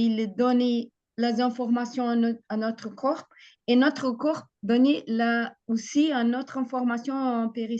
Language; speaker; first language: French; non-native, fluent; Portuguese